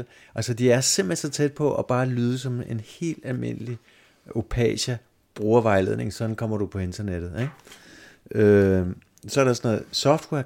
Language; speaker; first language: Danish; native; Danish